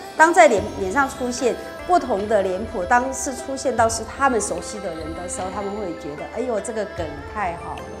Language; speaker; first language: Chinese; native; Chinese